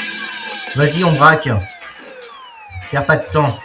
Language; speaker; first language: French; native; French